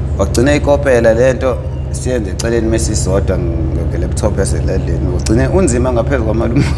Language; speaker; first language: Zulu; native; Zulu